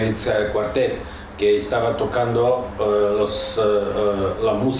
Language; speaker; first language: Spanish; non-native, fluent; Czech